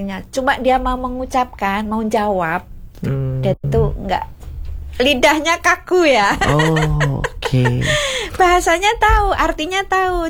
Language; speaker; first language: Indonesian; non-native, local second language; Javanese